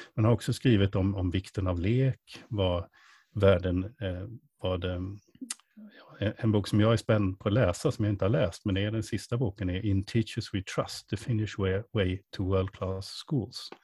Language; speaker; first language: Swedish; native; Swedish